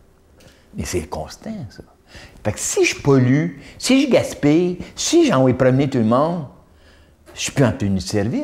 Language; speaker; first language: French; native; French